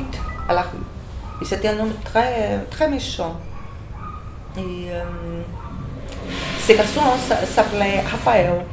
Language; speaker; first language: French; non-native, fluent; Portuguese